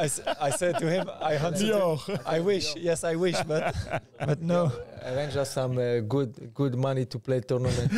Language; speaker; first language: English; non-native, fluent; Hebrew